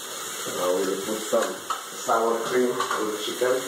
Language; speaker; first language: English; non-native, learner; Hungarian